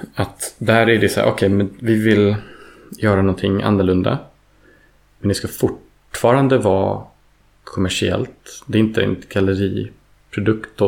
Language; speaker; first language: Swedish; early bilingual, heritage; Swedish